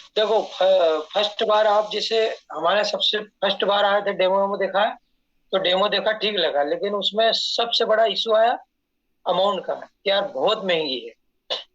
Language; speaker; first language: Hindi; native; Hindi